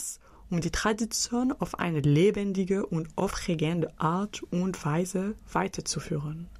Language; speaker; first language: German; native; German